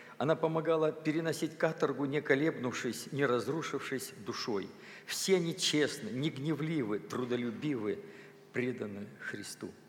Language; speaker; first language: Russian; native; Russian